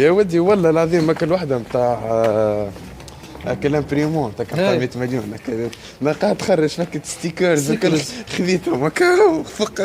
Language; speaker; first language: Arabic; native; Arabic